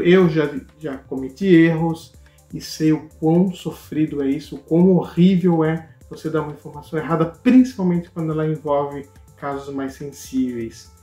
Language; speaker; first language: Portuguese; native; Portuguese